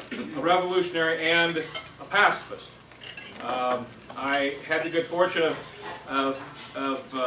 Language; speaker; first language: English; native; English